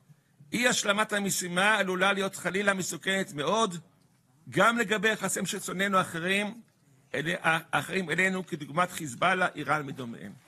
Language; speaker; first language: Hebrew; native; Hebrew